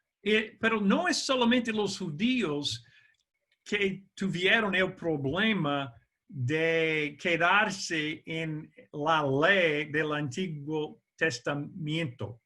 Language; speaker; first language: Spanish; non-native, fluent; English